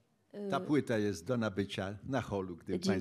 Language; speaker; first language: Polish; native; Polish